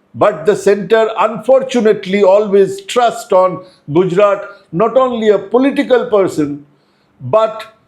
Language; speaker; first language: English; non-native, local second language; Bangla